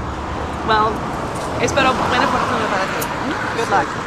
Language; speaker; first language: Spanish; non-native, learner; English